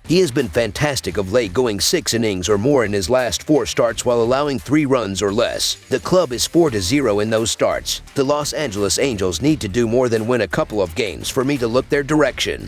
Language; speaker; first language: English; native; English